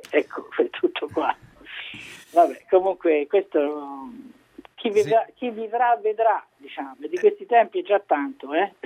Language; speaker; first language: Italian; native; Italian